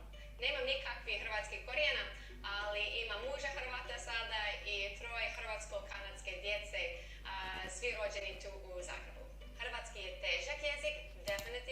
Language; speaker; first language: Croatian; non-native, learner; English